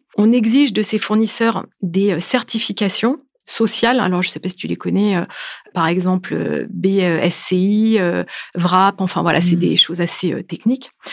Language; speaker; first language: French; native; French